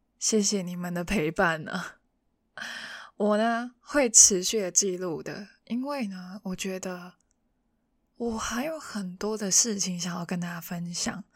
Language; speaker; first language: Chinese; non-native, local second language; Cantonese